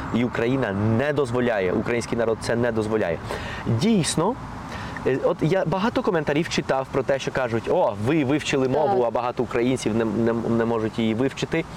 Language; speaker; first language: Ukrainian; non-native, fluent; Spanish